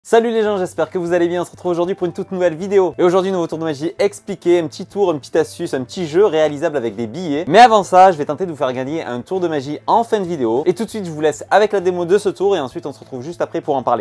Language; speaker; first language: French; native; French